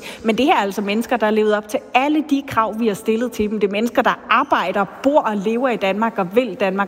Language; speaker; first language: Danish; native; Danish